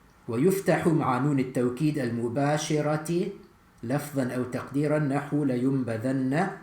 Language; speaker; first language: Arabic; non-native, fluent; English